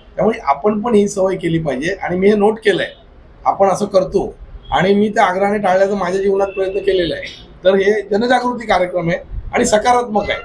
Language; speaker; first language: Marathi; native; Marathi